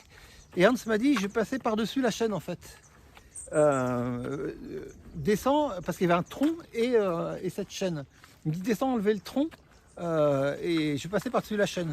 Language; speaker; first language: French; native; French